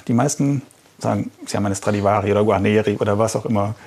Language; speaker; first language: German; native; German